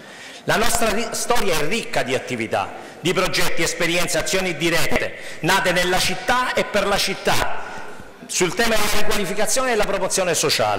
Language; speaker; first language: Italian; native; Italian